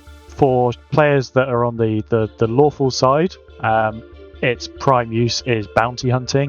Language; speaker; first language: English; native; English